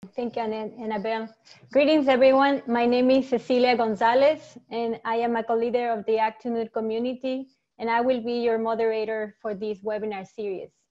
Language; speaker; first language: English; non-native, fluent; Spanish